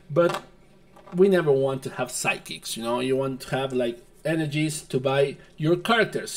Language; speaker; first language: English; non-native, learner; Spanish